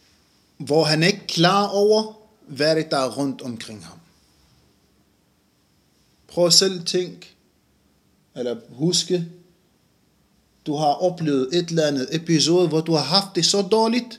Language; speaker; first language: Danish; non-native, fluent; Arabic